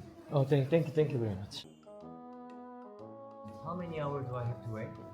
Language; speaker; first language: English; non-native, learner; Korean